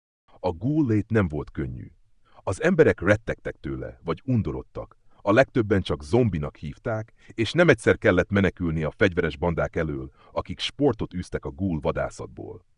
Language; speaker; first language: Hungarian; native; Hungarian